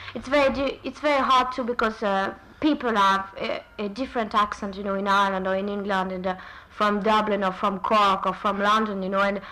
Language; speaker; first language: English; non-native, fluent; French